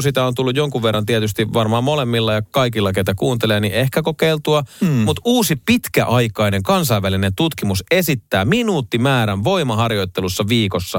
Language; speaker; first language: Finnish; native; Finnish